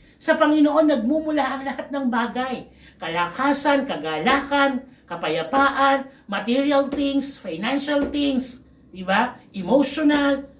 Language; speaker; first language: Filipino; native; Filipino